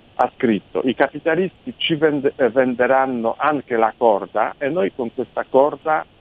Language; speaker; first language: Italian; non-native, fluent; Polish